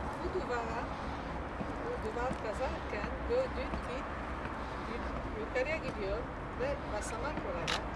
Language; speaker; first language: Turkish; non-native, fluent; Italian